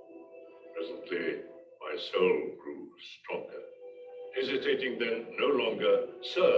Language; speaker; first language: English; native; English